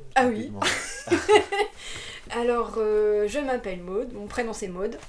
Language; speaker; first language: French; native; French